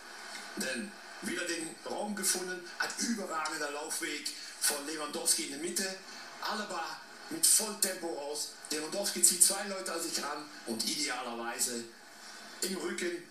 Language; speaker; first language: German; native; German